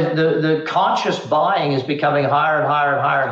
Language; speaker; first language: English; native; English